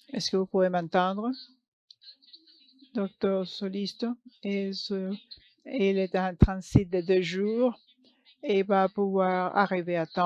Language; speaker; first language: French; non-native, learner; English